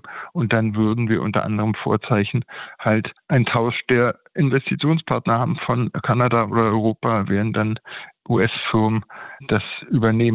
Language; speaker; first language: German; native; German